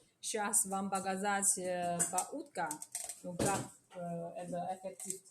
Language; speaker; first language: Russian; non-native, learner; Chinese